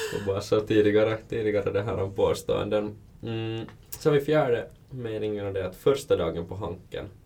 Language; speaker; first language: Swedish; native; Swedish